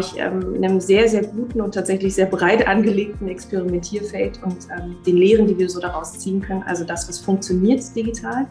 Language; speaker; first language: German; native; German